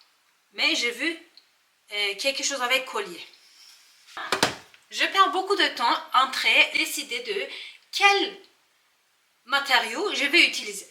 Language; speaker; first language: French; non-native, learner; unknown